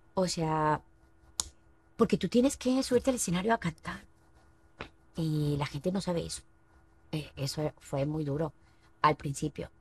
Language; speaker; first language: Spanish; native; Spanish